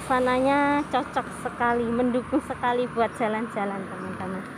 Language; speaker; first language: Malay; non-native, local second language; Javanese